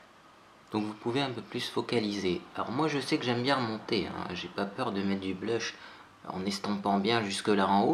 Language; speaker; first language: French; native; French